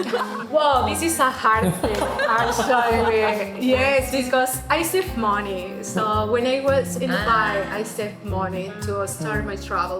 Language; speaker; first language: English; non-native, fluent; Spanish